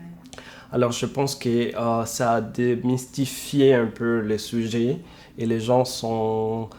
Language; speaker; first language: French; non-native, fluent; Spanish